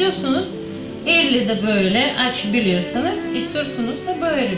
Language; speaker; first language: Turkish; non-native, learner; Russian